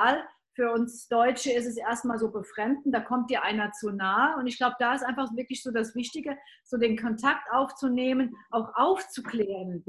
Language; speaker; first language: German; native; German